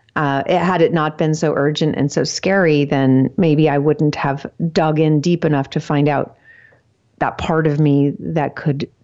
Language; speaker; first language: English; native; English